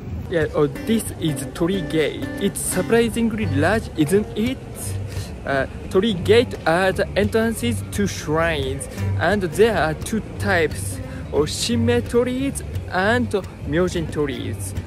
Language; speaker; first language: English; non-native, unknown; Japanese